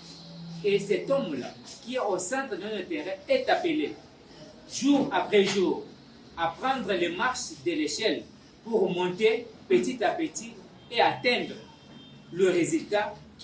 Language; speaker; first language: French; non-native, local second language; Lingala